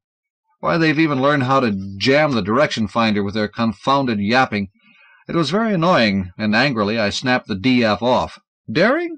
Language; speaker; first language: English; native; English